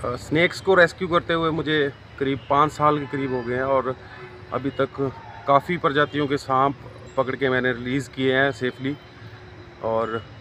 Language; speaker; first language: Hindi; native; Hindi